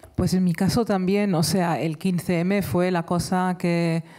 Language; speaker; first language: Spanish; non-native, fluent; German